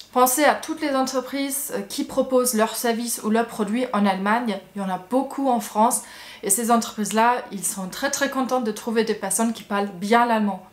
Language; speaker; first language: French; non-native, fluent; German